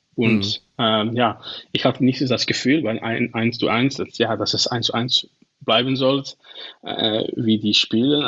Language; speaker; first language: German; non-native, learner; Dutch